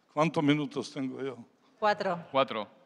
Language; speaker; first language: Spanish; non-native, learner; Serbian